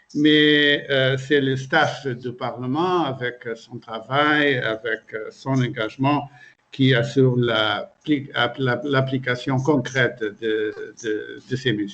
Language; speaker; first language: French; non-native, fluent; Portuguese